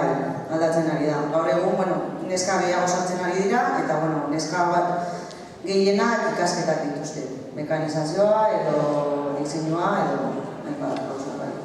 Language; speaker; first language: Basque; non-native, local second language; Spanish